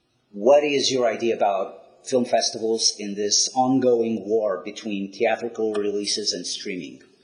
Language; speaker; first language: English; non-native, fluent; Portuguese